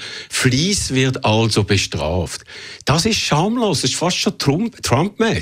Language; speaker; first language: German; native; German